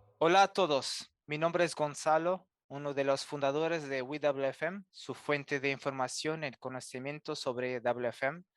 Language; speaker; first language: Spanish; non-native, fluent; Portuguese